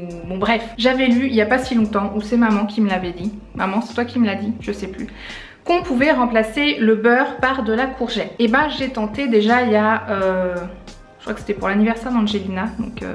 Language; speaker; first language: French; native; French